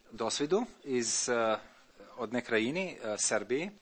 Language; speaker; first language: Ukrainian; non-native, learner; Slovenian